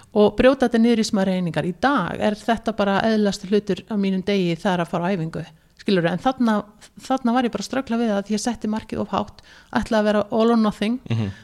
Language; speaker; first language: Icelandic; early bilingual, heritage; Icelandic